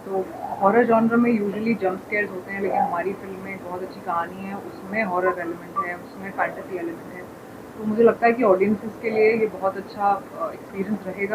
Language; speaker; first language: Hindi; native; Hindi